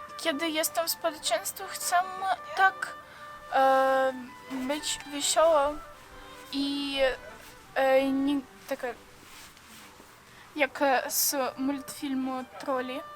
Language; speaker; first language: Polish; non-native, learner; Ukrainian